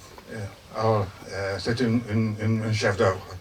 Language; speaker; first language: French; non-native, learner; Dutch